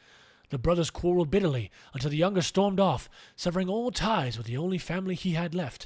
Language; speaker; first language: English; native; English